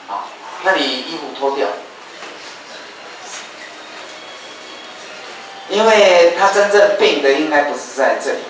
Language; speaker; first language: Chinese; native; Chinese